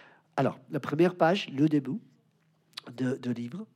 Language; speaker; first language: French; non-native, learner; Spanish